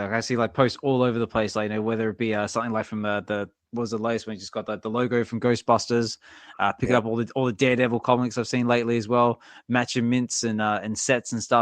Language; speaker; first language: English; native; English